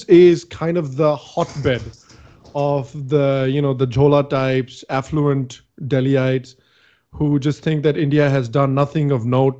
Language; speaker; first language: English; non-native, local second language; Hindi